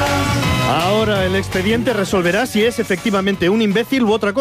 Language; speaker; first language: Spanish; native; Spanish